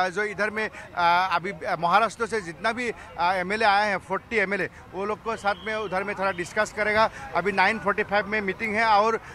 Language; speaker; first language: Hindi; non-native, local second language; Assamese